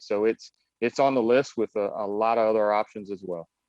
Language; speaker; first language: English; native; English